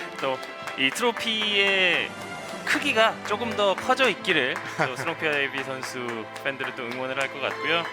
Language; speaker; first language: Korean; native; Korean